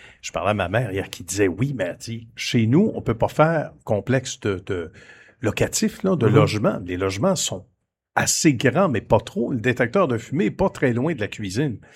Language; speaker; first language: French; native; French